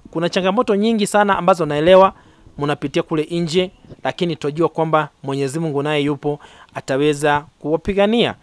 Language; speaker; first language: Swahili; non-native, local second language; Gusii